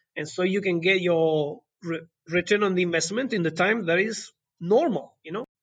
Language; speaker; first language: English; non-native, fluent; Italian